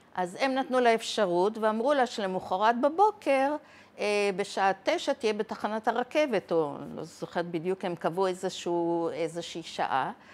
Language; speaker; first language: Hebrew; early bilingual, other home language; Arabic